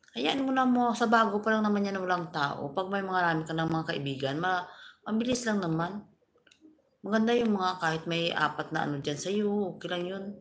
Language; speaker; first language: Filipino; non-native, local second language; Hiligaynon